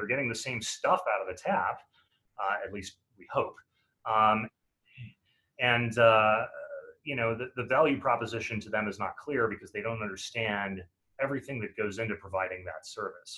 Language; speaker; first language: English; native; English